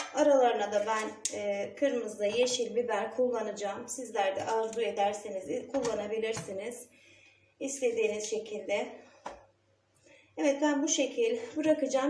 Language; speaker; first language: Turkish; native; Turkish